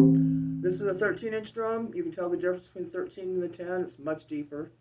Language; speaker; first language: English; native; English